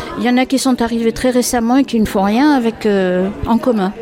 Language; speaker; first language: French; native; French